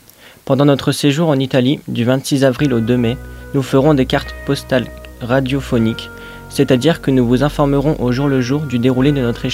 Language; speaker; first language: French; native; French